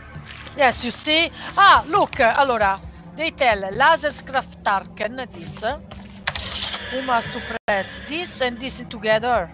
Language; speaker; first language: English; non-native, learner; Italian